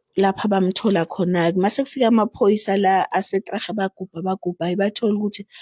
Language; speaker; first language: Zulu; native; Zulu